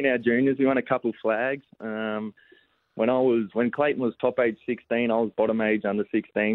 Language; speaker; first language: English; native; English